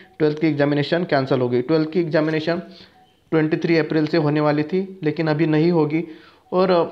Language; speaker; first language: Hindi; non-native, local second language; Marathi